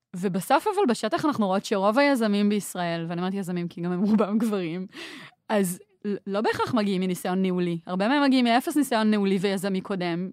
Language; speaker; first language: Hebrew; native; Hebrew